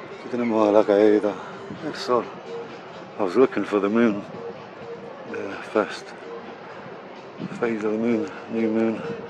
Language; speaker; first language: English; early bilingual, other home language; Spanish